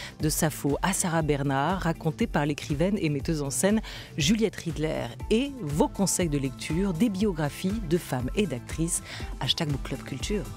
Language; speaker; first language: French; native; French